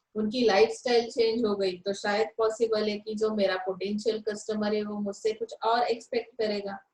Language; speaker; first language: Hindi; non-native, local second language; Marathi